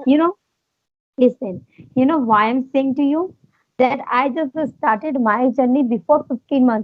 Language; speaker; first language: English; non-native, learner; Hindi